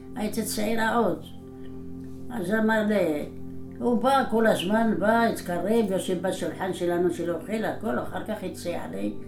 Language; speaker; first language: Hebrew; non-native, fluent; Arabic